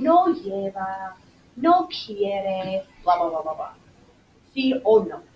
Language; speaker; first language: Spanish; non-native, fluent; English